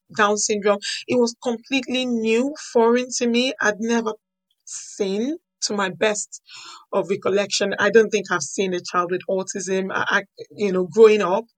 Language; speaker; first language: English; non-native, local second language; Yoruba